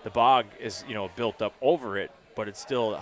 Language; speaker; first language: English; native; English